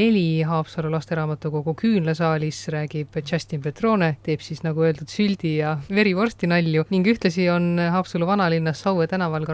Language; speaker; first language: Estonian; native; Estonian